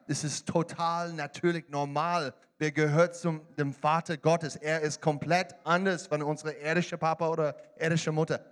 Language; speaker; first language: German; non-native, learner; English